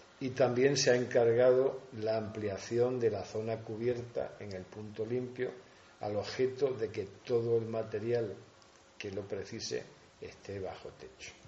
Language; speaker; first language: Spanish; native; Spanish